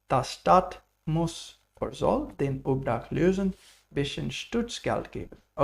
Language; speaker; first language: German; non-native, fluent; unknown